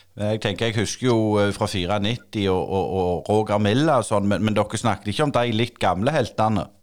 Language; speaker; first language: Norwegian; native; Norwegian